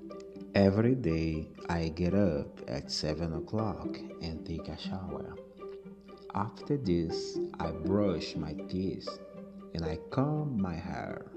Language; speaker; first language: English; non-native, learner; Portuguese